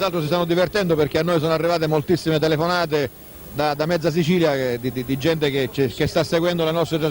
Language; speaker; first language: Italian; native; Italian